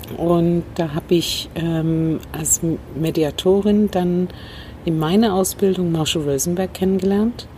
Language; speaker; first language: German; non-native, fluent; English